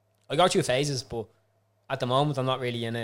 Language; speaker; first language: English; native; English